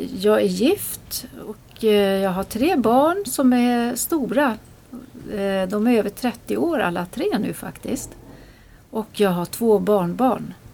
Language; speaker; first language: Swedish; native; Swedish